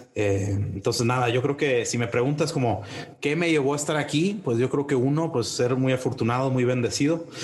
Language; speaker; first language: Spanish; native; Spanish